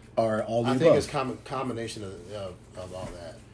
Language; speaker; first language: English; native; English